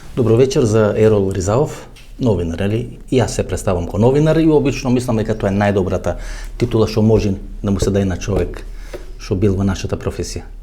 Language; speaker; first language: Macedonian; native; Macedonian